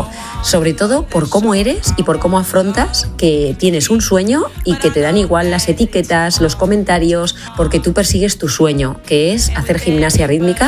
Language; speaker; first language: Spanish; native; Spanish